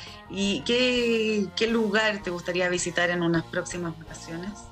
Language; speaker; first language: Spanish; native; Spanish